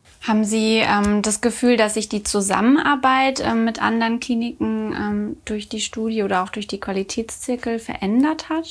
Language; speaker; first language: German; native; German